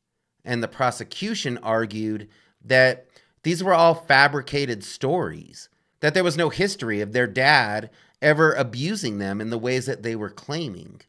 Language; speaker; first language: English; native; English